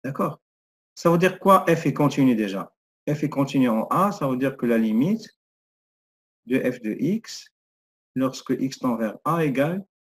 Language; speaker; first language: French; non-native, local second language; Arabic